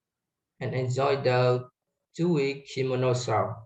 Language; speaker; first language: English; non-native, learner; Vietnamese